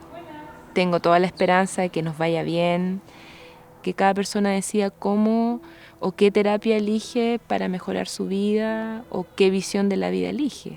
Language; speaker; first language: Spanish; native; Spanish